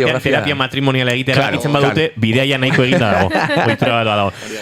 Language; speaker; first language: Basque; native; Basque